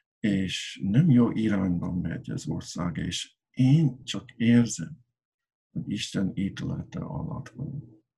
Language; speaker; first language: Hungarian; non-native, learner; English